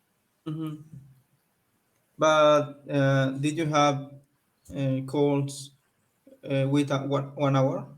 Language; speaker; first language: English; non-native, learner; Spanish